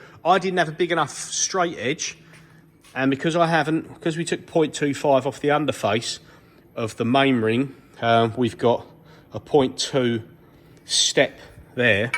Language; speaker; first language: English; native; English